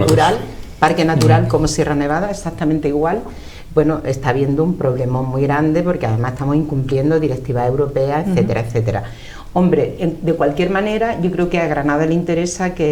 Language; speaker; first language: Spanish; native; Spanish